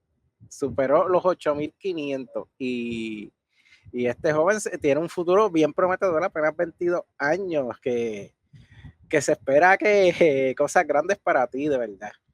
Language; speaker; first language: Spanish; native; Spanish